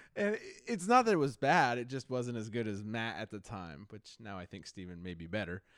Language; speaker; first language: English; native; English